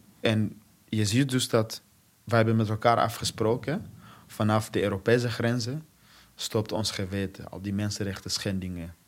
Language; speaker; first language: Dutch; non-native, fluent; Swahili